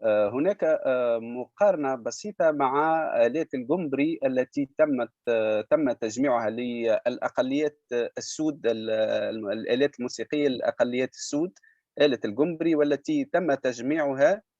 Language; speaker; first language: Arabic; native; Arabic